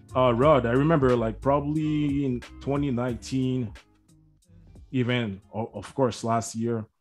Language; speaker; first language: English; native; English